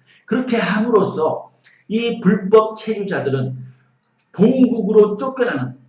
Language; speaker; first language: Korean; native; Korean